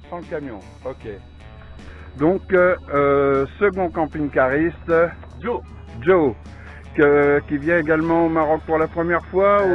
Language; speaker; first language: French; native; French